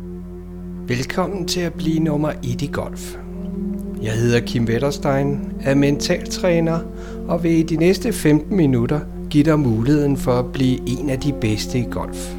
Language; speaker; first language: Danish; native; Danish